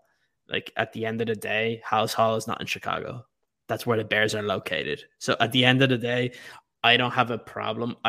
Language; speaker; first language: English; native; English